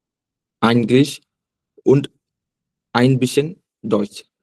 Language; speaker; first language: German; non-native, learner; Malayalam